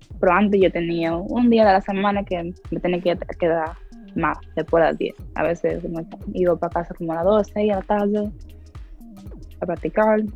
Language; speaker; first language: Spanish; early bilingual, heritage; English